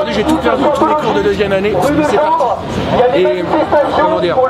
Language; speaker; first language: French; native; French